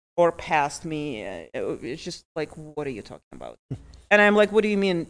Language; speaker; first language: English; early bilingual, other home language; Russian